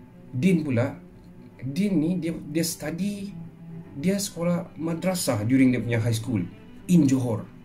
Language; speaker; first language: English; non-native, local second language; Malay